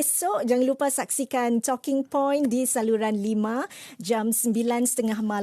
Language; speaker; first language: Malay; native; Malay